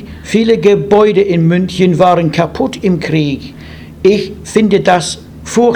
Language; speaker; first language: German; non-native, learner; English